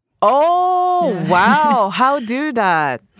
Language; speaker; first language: English; non-native, learner; Japanese